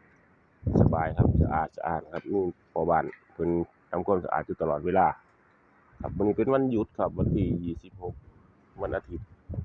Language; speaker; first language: Thai; native; Thai